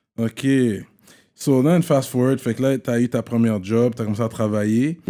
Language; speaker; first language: French; native; French